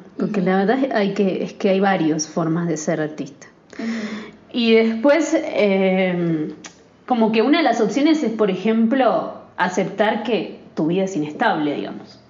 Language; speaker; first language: Spanish; native; Spanish